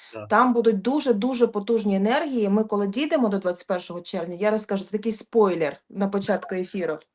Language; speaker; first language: Ukrainian; non-native, local second language; Russian